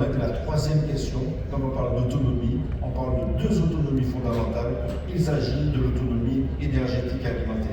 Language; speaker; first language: French; native; French